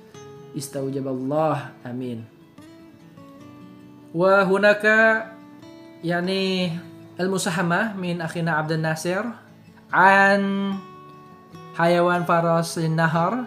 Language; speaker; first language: Arabic; non-native, fluent; Indonesian